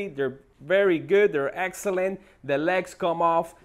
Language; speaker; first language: English; native; English